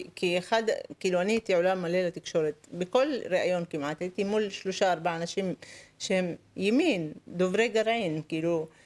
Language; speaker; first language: Hebrew; native; Hebrew